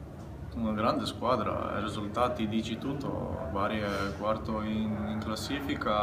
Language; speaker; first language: Italian; non-native, learner; Macedonian